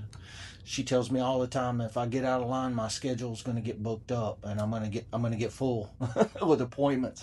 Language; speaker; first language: English; native; English